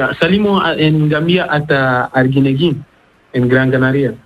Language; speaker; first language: Spanish; non-native, learner; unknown